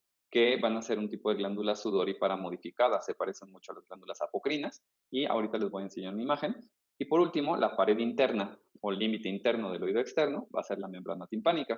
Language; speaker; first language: Spanish; native; Spanish